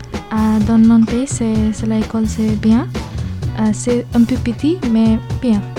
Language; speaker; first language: French; non-native, learner; Bangla